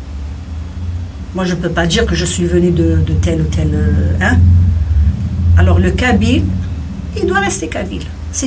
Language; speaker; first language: French; non-native, local second language; Kabyle